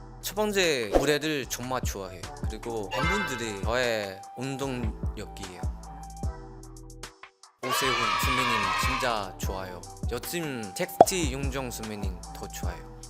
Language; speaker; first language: Korean; non-native, learner; Chinese